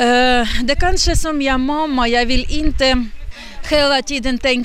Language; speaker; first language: Swedish; non-native, learner; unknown